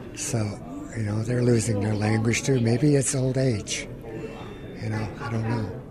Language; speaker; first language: English; early bilingual, other home language; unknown